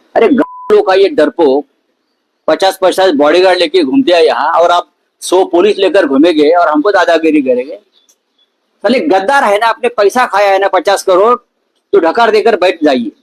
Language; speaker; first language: Hindi; non-native, local second language; Marathi